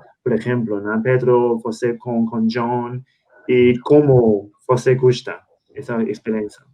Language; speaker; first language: Portuguese; non-native, fluent; Spanish